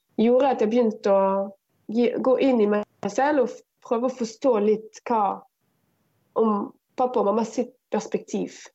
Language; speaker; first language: Norwegian; non-native, fluent; Arabic